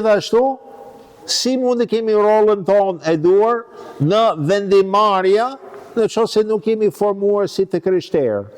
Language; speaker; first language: Albanian; non-native, fluent; English